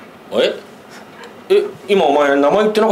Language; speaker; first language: Japanese; native; Japanese